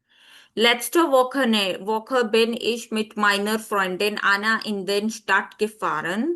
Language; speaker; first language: German; non-native, fluent; Hindi